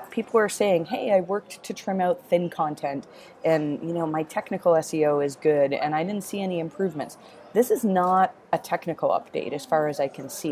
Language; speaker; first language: English; native; English